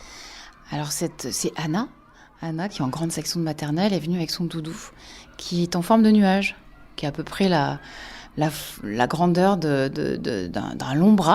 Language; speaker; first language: French; native; French